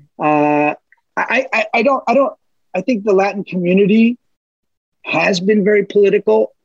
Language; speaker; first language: English; early bilingual, other home language; Spanish